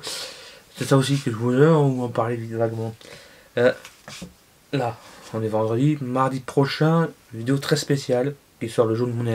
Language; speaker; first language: French; native; French